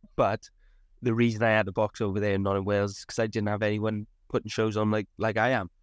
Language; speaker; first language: English; native; English